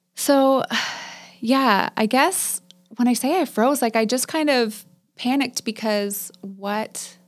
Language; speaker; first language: English; native; English